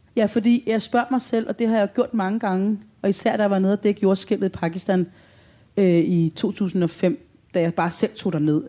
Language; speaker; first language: Danish; early bilingual, other home language; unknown